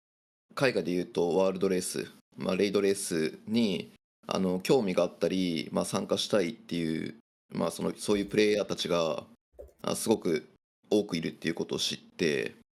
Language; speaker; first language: Japanese; native; Japanese